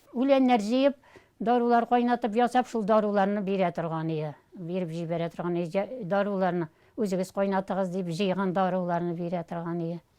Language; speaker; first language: Tatar; native; Tatar